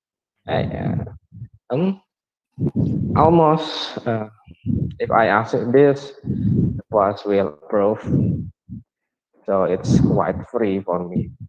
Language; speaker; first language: English; non-native, learner; Indonesian